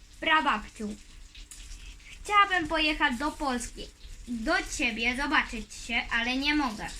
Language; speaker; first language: Polish; early bilingual, heritage; Polish